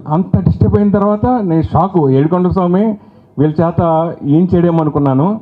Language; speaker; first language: Telugu; native; Telugu